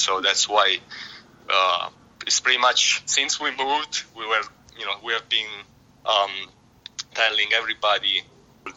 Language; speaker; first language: English; non-native, fluent; Italian